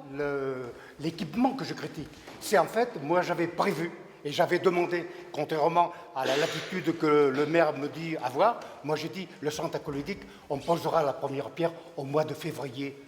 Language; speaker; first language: French; native; French